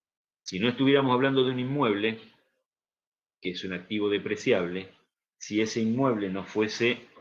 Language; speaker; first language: Spanish; native; Spanish